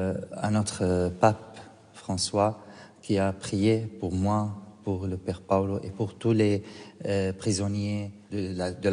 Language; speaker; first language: French; non-native, fluent; Arabic